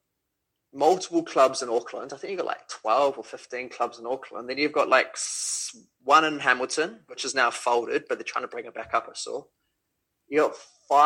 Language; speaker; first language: English; native; English